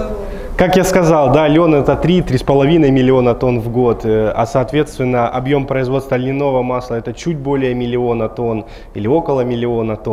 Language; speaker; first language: Russian; native; Russian